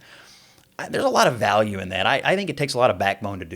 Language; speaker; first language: English; native; English